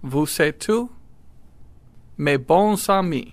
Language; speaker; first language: French; non-native, learner; English